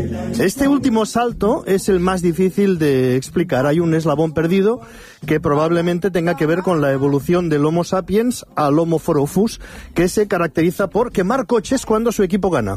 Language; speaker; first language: Spanish; native; Spanish